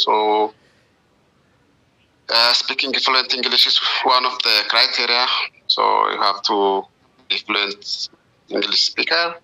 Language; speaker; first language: English; non-native, learner; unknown